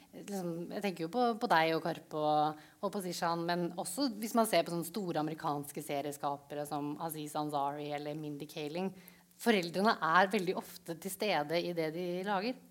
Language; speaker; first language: Norwegian; early bilingual, other home language; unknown